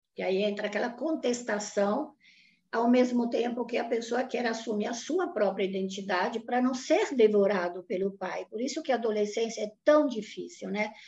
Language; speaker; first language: Portuguese; non-native, fluent; Italian